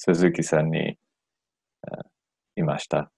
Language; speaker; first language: Japanese; non-native, learner; English